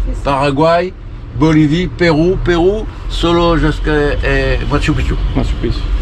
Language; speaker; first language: Spanish; non-native, learner; French